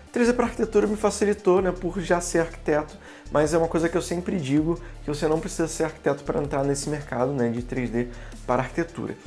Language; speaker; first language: Portuguese; native; Portuguese